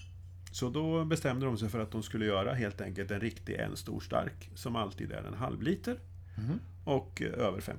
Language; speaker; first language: Swedish; native; Swedish